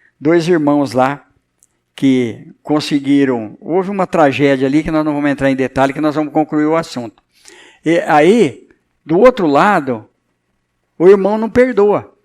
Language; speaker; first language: Portuguese; native; Portuguese